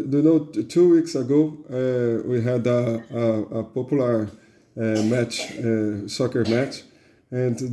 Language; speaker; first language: English; non-native, learner; Portuguese